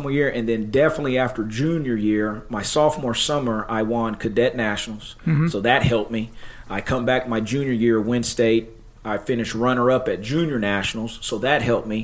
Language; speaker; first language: English; native; English